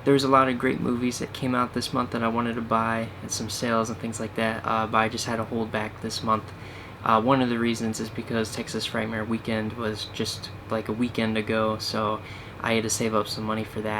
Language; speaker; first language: English; native; English